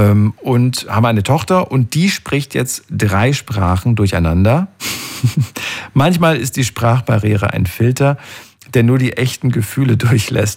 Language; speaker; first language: German; native; German